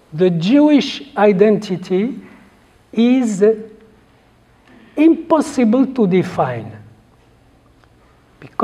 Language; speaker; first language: English; non-native, fluent; Arabic